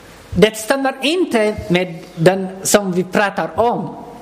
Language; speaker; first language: Swedish; non-native, learner; Tigrinya